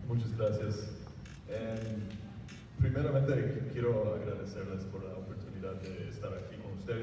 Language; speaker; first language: Spanish; non-native, fluent; English